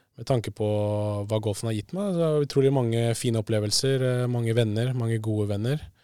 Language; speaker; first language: Norwegian; early bilingual, other home language; Spanish